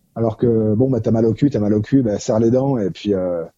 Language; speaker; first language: French; native; French